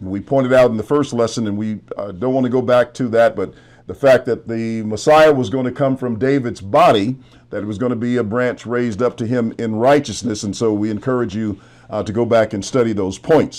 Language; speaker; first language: English; native; English